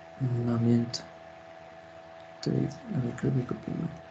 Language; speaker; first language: Spanish; native; Spanish